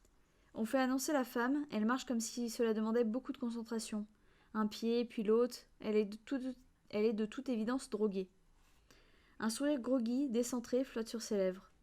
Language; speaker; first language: French; native; French